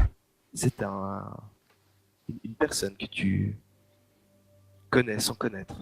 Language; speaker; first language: French; native; French